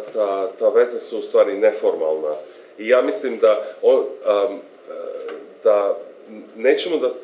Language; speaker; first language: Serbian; non-native, fluent; English